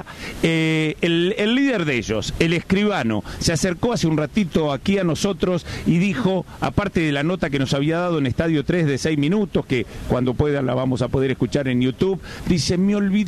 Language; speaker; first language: Spanish; native; Spanish